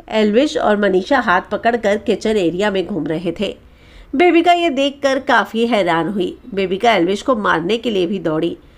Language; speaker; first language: Hindi; native; Hindi